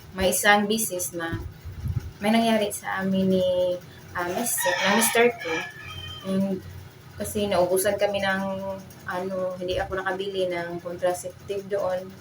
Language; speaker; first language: Filipino; non-native, local second language; Cebuano